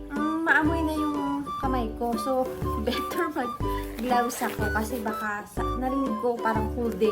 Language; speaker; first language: Filipino; native; Filipino